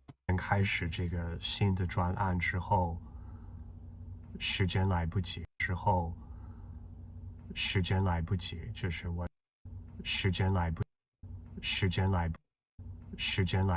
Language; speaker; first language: Chinese; non-native, fluent; English